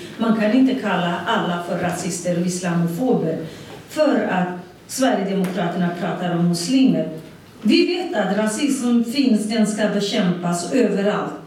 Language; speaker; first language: Swedish; non-native, fluent; Central Kurdish